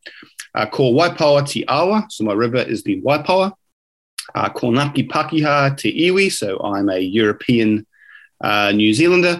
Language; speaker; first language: English; native; English